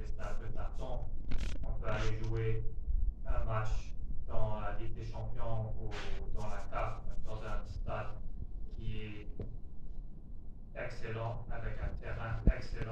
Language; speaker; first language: French; non-native, fluent; German